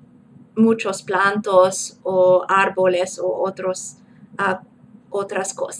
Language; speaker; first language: Spanish; non-native, learner; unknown